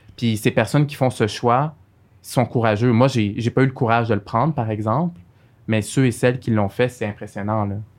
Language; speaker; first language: French; early bilingual, other home language; Arabic